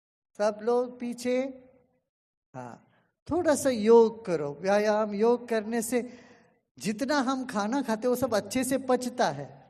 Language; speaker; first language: Hindi; non-native, local second language; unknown